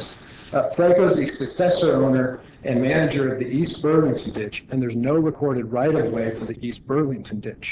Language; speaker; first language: English; native; English